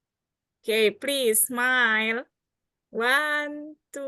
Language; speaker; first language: English; non-native, learner; Indonesian